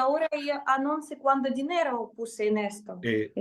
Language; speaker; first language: Spanish; non-native, fluent; Russian